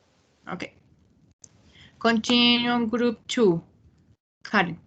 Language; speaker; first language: English; non-native, fluent; Spanish